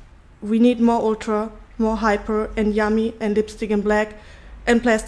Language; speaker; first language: English; non-native, fluent; German